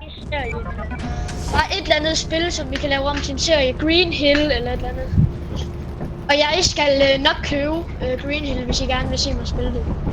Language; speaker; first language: Danish; native; Danish